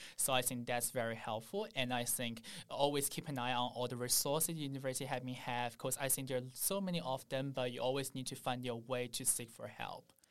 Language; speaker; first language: English; non-native, fluent; Chinese